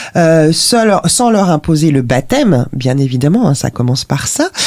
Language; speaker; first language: French; native; French